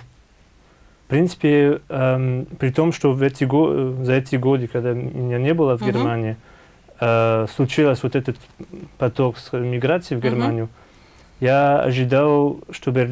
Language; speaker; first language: Russian; non-native, fluent; German